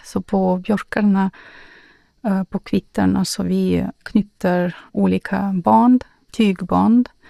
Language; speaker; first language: Swedish; non-native, learner; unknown